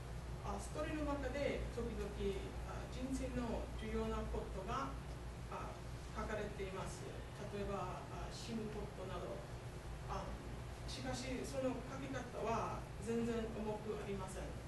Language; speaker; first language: Japanese; non-native, learner; English